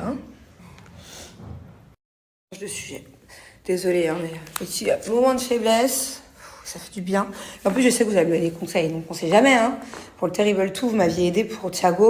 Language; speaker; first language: French; native; French